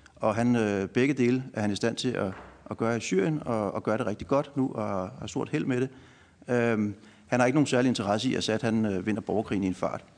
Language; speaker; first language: Danish; native; Danish